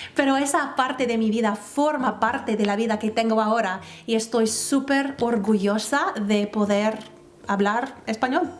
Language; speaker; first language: Spanish; non-native, fluent; English